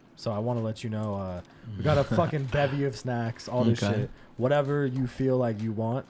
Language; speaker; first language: English; native; English